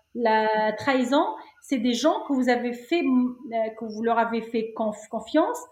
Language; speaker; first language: French; non-native, local second language; Arabic